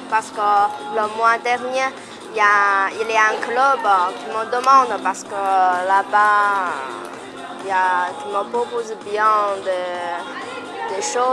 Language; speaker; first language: French; non-native, learner; Chinese